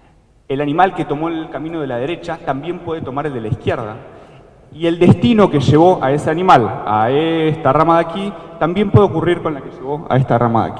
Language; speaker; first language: Spanish; native; Spanish